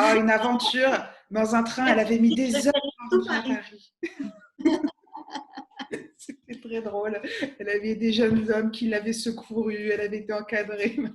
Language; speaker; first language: French; native; French